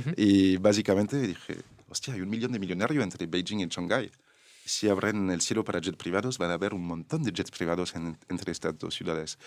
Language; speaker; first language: Spanish; non-native, fluent; French